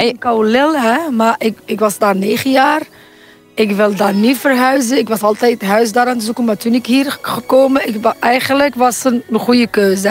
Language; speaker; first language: Dutch; non-native, learner; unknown